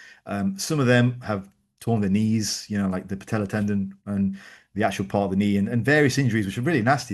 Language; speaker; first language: English; native; English